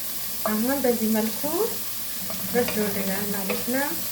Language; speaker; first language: Amharic; native; Amharic